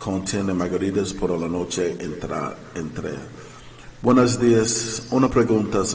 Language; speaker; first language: Spanish; non-native, learner; English